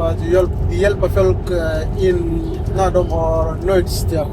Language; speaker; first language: Swedish; non-native, fluent; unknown